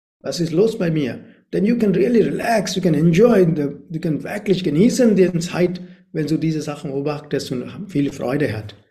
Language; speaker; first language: German; non-native, learner; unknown